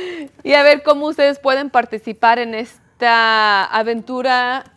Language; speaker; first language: Spanish; early bilingual, heritage; Spanish